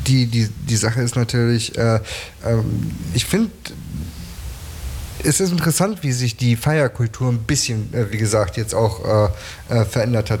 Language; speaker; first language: German; native; German